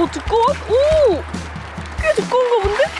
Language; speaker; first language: Korean; native; Korean